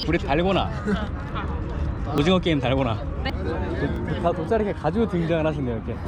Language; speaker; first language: Korean; native; Korean